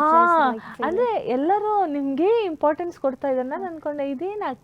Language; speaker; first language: Kannada; non-native, learner; Hindi